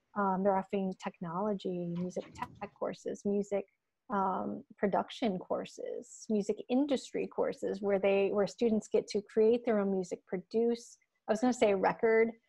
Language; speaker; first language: English; native; English